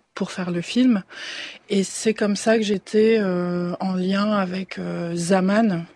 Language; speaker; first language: French; native; French